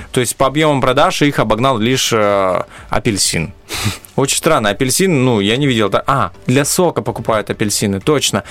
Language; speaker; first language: Russian; non-native, local second language; Romanian